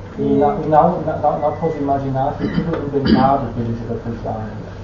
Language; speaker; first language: Portuguese; non-native, fluent; Dutch